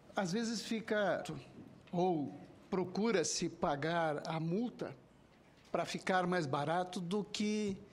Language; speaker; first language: Portuguese; native; Portuguese